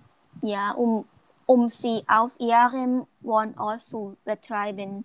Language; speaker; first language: German; non-native, learner; Thai